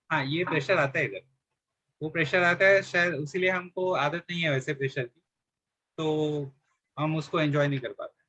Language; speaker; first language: Hindi; non-native, local second language; Marathi